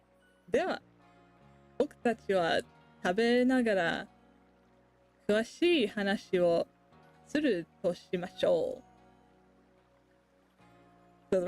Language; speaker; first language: Japanese; non-native, learner; English